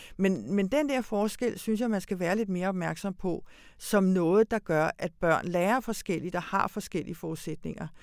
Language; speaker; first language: Danish; early bilingual, other home language; Hungarian